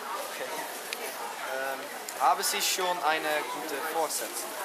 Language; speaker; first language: German; non-native, learner; Dutch